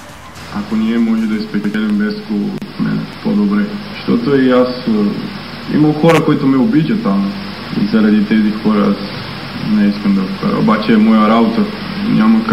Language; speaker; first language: Bulgarian; non-native, learner; Portuguese